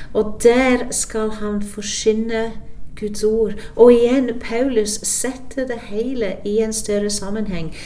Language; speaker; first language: Norwegian; non-native, fluent; English